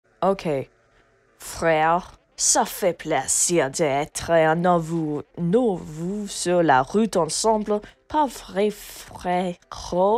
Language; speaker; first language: French; non-native, learner; English